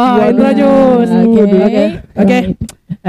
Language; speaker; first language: English; non-native, learner; Indonesian